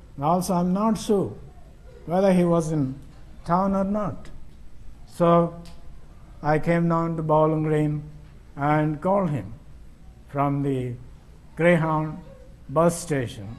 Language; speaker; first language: English; non-native, local second language; Telugu